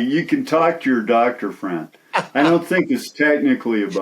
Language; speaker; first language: English; native; English